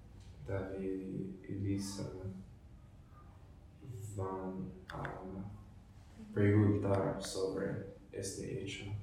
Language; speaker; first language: Spanish; non-native, learner; English